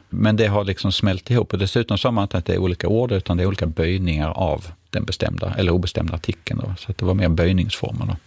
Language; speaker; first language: Swedish; native; Swedish